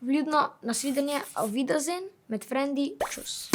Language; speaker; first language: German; non-native, learner; Slovenian